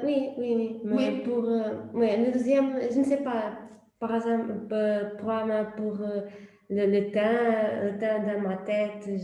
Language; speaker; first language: French; non-native, learner; Portuguese